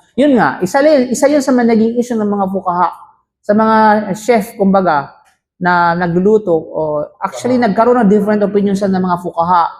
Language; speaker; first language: Filipino; non-native, local second language; Cebuano